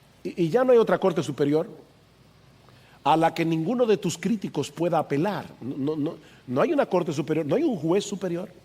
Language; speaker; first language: Spanish; native; Spanish